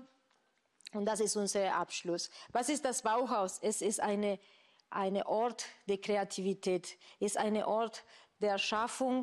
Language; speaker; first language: German; non-native, fluent; Spanish